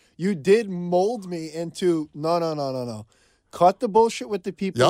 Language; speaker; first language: English; native; English